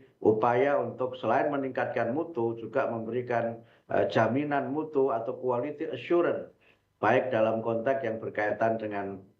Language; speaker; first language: Indonesian; native; Indonesian